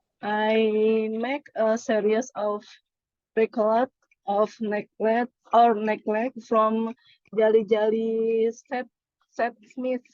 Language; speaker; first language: English; non-native, learner; Indonesian